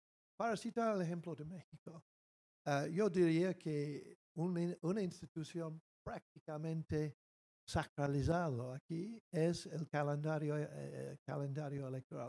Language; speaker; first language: Spanish; non-native, fluent; English